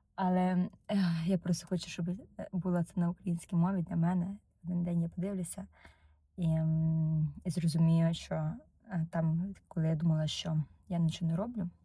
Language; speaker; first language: Ukrainian; native; Ukrainian